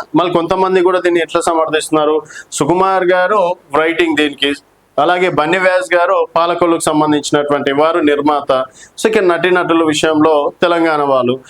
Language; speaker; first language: Telugu; native; Telugu